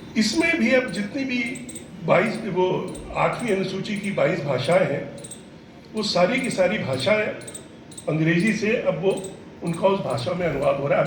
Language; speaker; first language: Hindi; native; Hindi